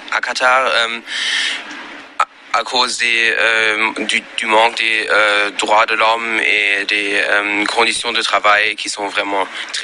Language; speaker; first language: French; non-native, learner; German